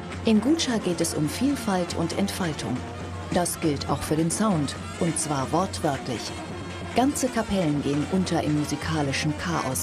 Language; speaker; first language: German; native; German